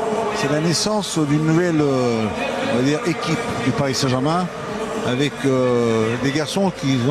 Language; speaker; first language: French; native; French